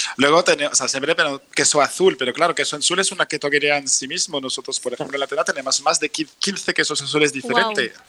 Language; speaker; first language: Spanish; non-native, fluent; French